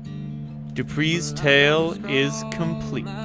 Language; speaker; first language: English; native; English